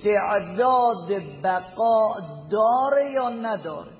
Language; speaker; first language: Persian; native; Persian